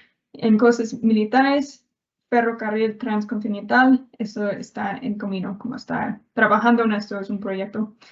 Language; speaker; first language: Spanish; non-native, learner; English